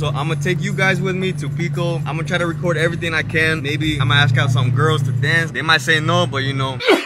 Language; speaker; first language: English; early bilingual, other home language; Spanish